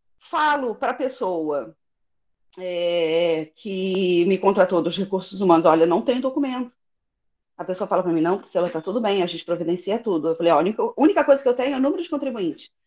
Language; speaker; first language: Portuguese; native; Portuguese